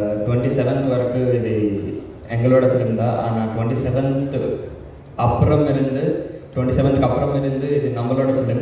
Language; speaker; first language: Tamil; non-native, learner; Malayalam